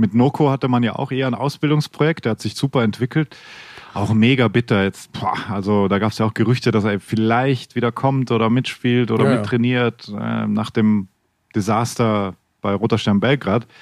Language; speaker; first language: German; native; German